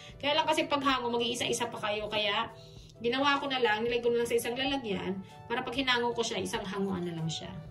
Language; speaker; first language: Filipino; native; Filipino